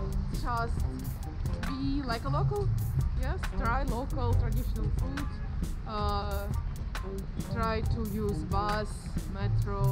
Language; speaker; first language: English; non-native, learner; Russian